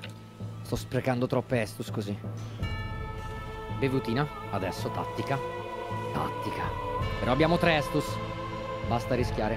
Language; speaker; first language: Italian; native; Italian